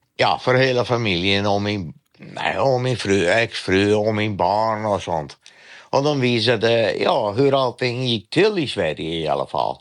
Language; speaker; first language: Swedish; non-native, fluent; Dutch